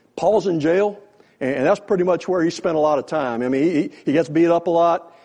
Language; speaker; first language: English; native; English